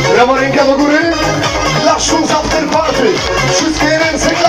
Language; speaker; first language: Polish; native; Polish